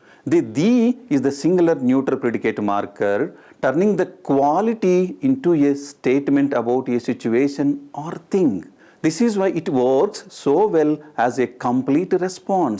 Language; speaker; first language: English; non-native, local second language; Telugu